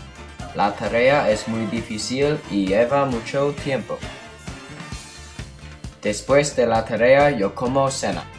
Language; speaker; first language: Spanish; non-native, learner; English